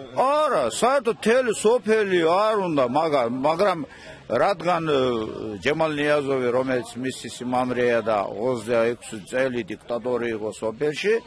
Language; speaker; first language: Georgian; non-native, local second language; Azerbaijani